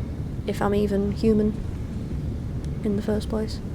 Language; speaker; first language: English; native; English